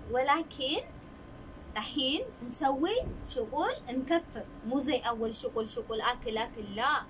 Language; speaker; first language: Arabic; non-native, learner; Amharic